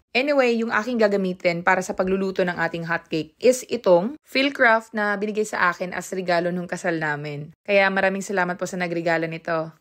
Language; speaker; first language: Filipino; non-native, local second language; Cebuano